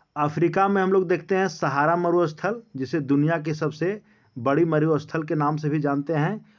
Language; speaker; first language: Hindi; native; Hindi